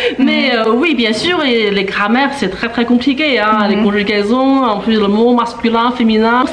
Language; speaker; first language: French; non-native, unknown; Chinese